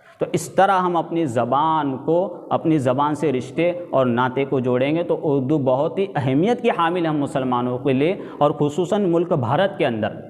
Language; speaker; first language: Urdu; native; Urdu